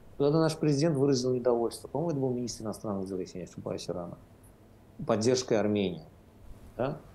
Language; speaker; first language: Russian; non-native, local second language; Azerbaijani